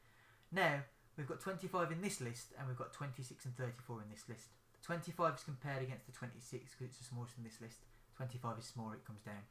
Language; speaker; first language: English; native; English